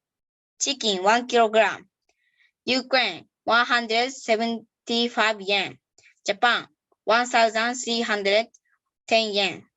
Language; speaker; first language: English; non-native, learner; Japanese